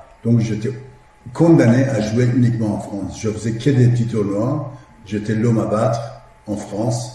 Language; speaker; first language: French; non-native, fluent; Persian